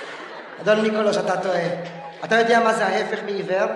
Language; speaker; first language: Hebrew; native; Hebrew